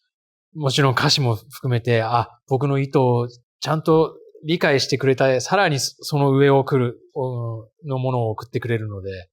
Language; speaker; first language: Japanese; native; Japanese